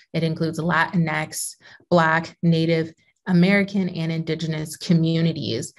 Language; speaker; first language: English; native; English